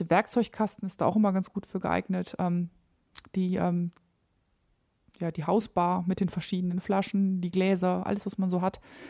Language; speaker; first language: German; native; German